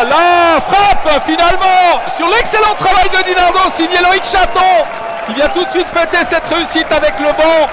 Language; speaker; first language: French; native; French